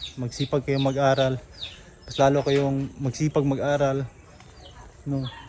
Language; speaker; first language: Filipino; non-native, local second language; Cebuano